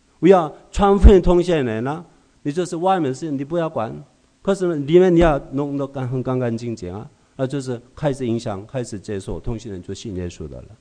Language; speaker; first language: Chinese; non-native, fluent; Korean